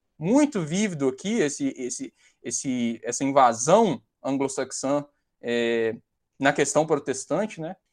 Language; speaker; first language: Portuguese; native; Portuguese